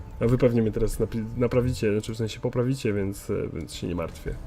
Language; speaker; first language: Polish; native; Polish